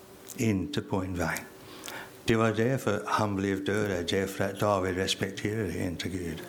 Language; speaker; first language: Swedish; non-native, fluent; English